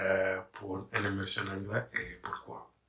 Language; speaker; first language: French; non-native, fluent; English